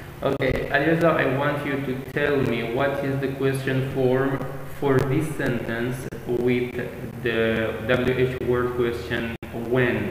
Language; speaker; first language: English; non-native, fluent; Persian